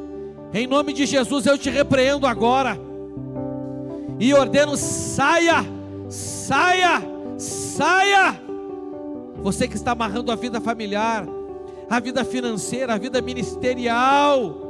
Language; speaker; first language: Portuguese; native; Portuguese